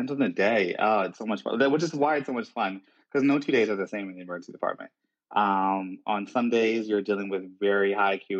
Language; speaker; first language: English; native; English